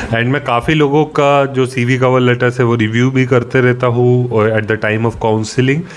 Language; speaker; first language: Hindi; native; Hindi